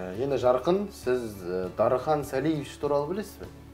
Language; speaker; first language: Kazakh; native; Kazakh